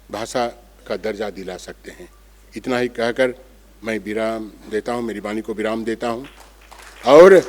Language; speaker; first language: Hindi; non-native, local second language; Bangla